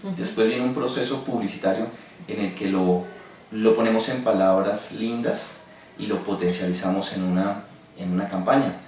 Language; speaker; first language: Spanish; native; Spanish